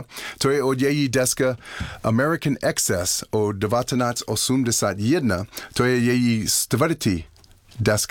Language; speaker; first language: Czech; non-native, learner; English